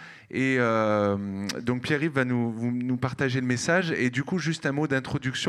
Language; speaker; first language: French; native; French